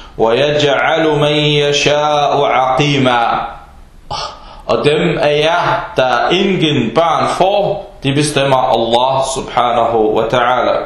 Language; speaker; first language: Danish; non-native, fluent; Arabic